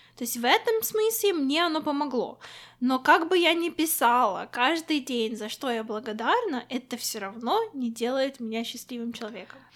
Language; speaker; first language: Russian; non-native, local second language; Ukrainian